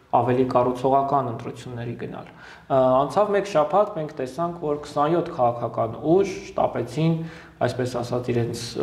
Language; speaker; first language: Armenian; native; Armenian